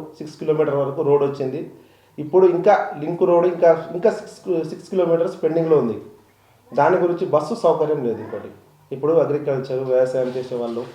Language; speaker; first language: Telugu; non-native, local second language; Lambadi